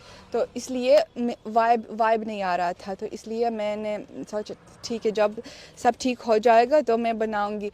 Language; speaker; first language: Hindi; non-native, learner; Russian